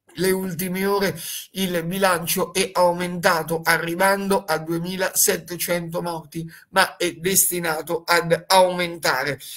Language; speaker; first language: Italian; native; Italian